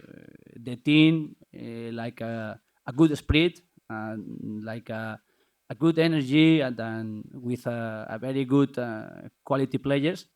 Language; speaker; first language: English; non-native, learner; Spanish